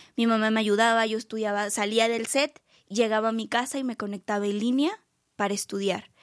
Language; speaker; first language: Spanish; native; Spanish